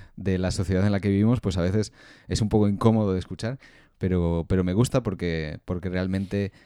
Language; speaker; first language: Spanish; native; Spanish